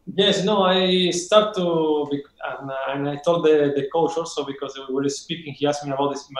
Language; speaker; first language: English; non-native, learner; Spanish